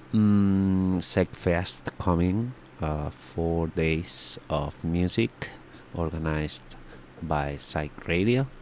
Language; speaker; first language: English; non-native, fluent; Spanish